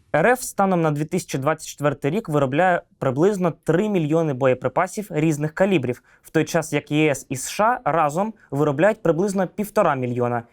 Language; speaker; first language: Ukrainian; native; Ukrainian